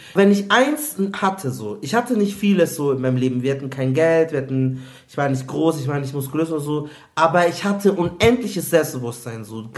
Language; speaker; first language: German; early bilingual, other home language; Igbo